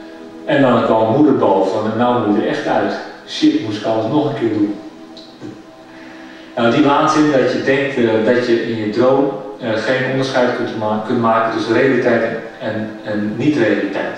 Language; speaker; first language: Dutch; native; Dutch